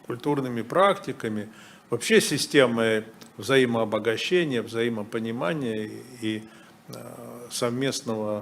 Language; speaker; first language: Russian; native; Russian